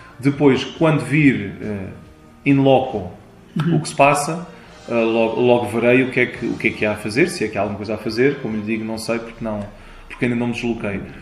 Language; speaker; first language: Portuguese; early bilingual, heritage; Portuguese